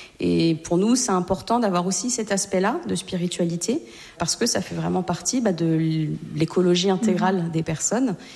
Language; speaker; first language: French; native; French